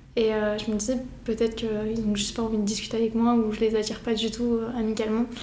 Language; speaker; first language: French; early bilingual, other home language; Arabic